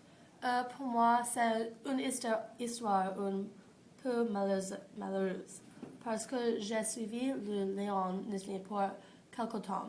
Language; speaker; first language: French; non-native, learner; English